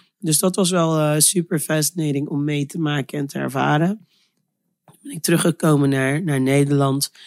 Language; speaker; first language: Dutch; early bilingual, other home language; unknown